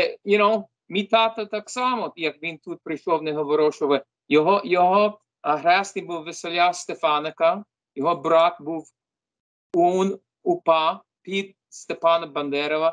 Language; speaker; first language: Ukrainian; early bilingual, heritage; Ukrainian